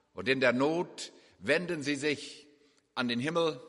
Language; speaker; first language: German; early bilingual, heritage; English